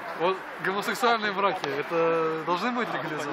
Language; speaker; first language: Russian; native; Russian